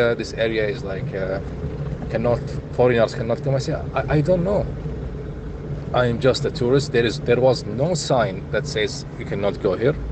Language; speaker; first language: English; non-native, fluent; Arabic